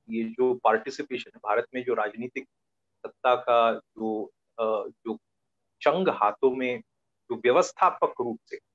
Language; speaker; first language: Hindi; non-native, local second language; Marathi